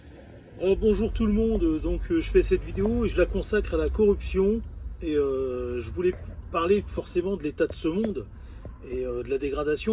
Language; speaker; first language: French; native; French